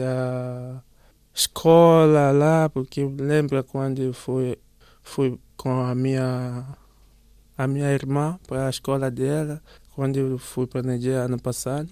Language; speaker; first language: Portuguese; non-native, learner; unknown